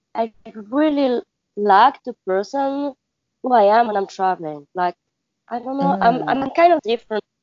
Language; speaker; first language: English; non-native, learner; French